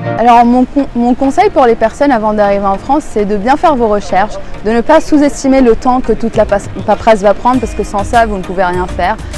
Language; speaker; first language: French; native; French